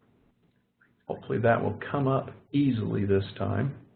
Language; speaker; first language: English; native; English